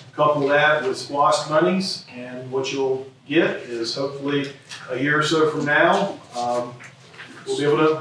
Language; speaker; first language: English; native; English